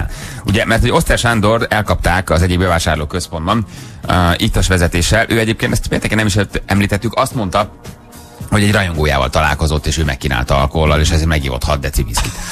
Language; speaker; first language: Hungarian; native; Hungarian